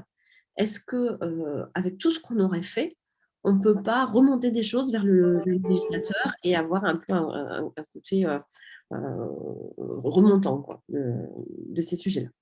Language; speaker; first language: French; native; French